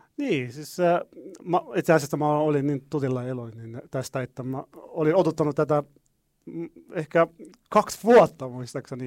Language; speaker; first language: Finnish; non-native, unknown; Arabic